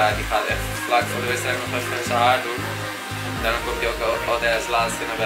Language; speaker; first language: Dutch; non-native, fluent; Greek